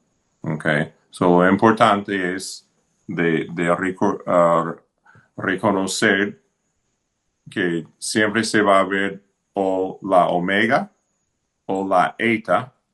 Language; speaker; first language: Spanish; non-native, fluent; English